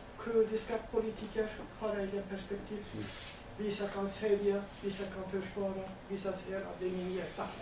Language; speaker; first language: Swedish; non-native, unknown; Kurdish